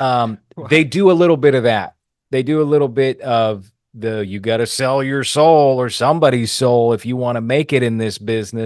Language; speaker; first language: English; native; English